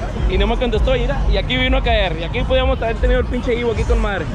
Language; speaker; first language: Spanish; native; Spanish